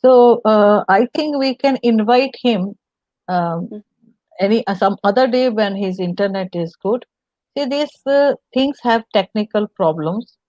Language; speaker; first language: English; non-native, local second language; Hindi